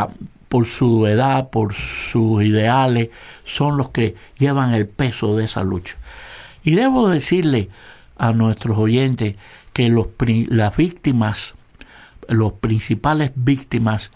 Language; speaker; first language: Spanish; native; Spanish